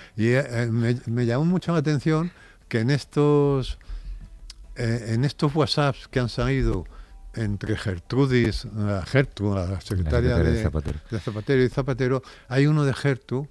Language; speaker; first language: Spanish; native; Spanish